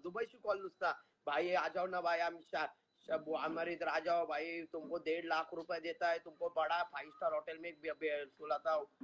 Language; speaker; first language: Hindi; non-native, local second language; Marathi